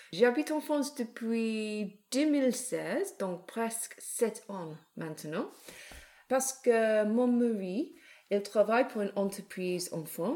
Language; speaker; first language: French; non-native, learner; English